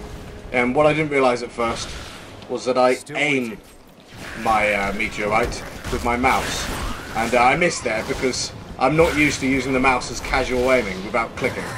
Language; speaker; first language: English; native; English